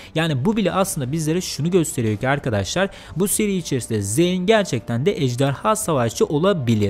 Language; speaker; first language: Turkish; native; Turkish